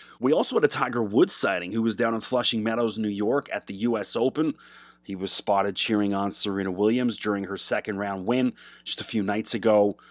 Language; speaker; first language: English; native; English